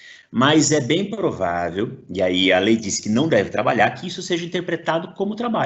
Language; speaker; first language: Portuguese; native; Portuguese